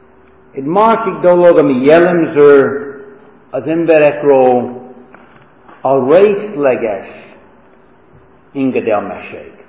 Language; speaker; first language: Hungarian; non-native, fluent; English